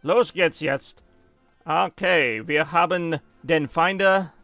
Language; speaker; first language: German; non-native, learner; English